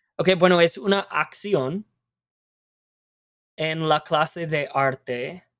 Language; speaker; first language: Spanish; non-native, fluent; English